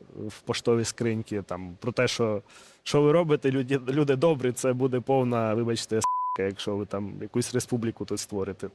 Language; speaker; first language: Ukrainian; non-native, local second language; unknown